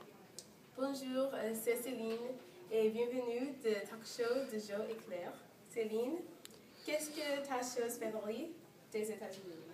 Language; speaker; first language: French; non-native, learner; English